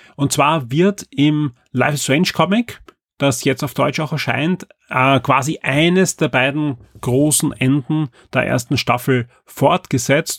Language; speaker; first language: German; native; German